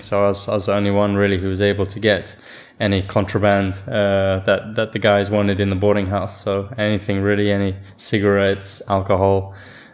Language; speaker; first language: English; native; English